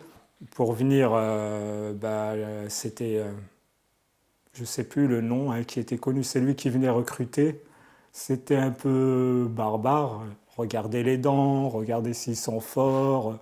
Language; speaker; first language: French; early bilingual, other home language; Arabic